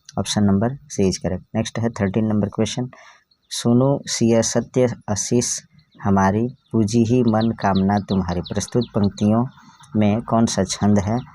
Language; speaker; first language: Hindi; native; Hindi